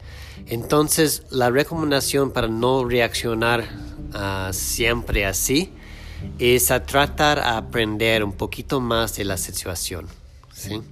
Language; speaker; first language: Spanish; non-native, fluent; English